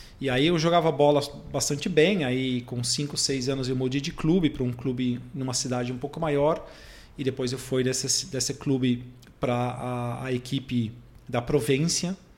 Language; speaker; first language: Portuguese; non-native, fluent; Dutch